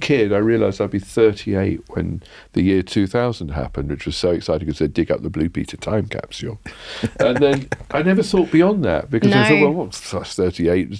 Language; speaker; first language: English; native; English